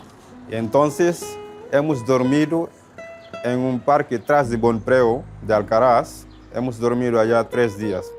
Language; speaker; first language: Spanish; non-native, learner; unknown